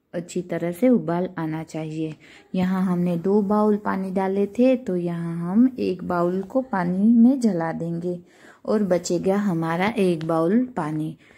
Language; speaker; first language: Hindi; non-native, local second language; Gujarati